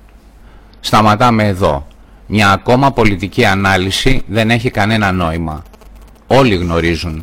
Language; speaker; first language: Greek; native; Greek